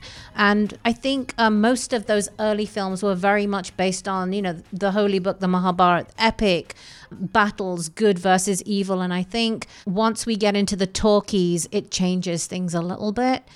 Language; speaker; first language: English; native; English